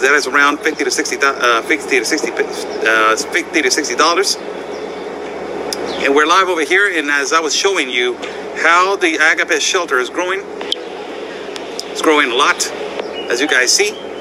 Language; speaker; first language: English; non-native, fluent; Spanish